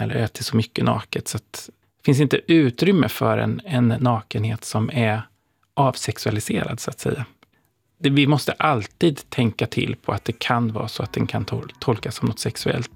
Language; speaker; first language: Swedish; native; Swedish